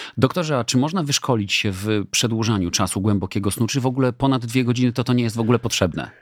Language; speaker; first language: Polish; native; Polish